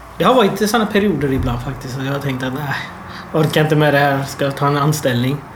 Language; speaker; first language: Swedish; early bilingual, other home language; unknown